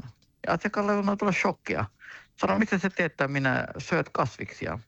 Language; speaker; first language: Finnish; non-native, learner; Turkish